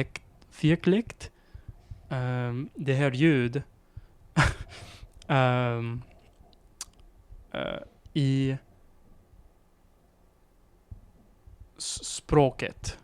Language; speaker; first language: Swedish; non-native, learner; English